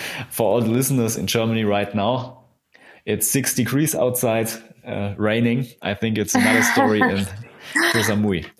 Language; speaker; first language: English; non-native, fluent; German